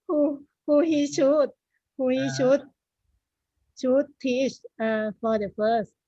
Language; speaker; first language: English; non-native, learner; Thai